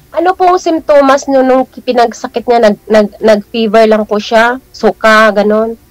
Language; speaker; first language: Filipino; non-native, local second language; Cebuano